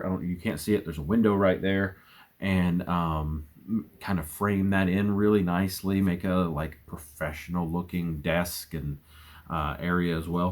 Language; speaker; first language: English; native; English